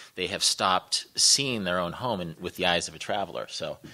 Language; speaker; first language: English; native; English